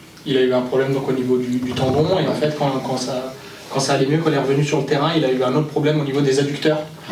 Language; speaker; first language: French; native; French